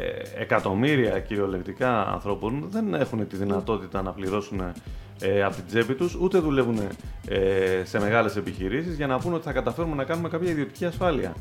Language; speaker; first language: Greek; native; Greek